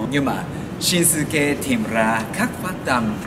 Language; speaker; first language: Vietnamese; non-native, learner; Japanese